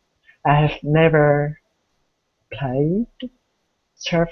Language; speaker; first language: English; non-native, learner; Vietnamese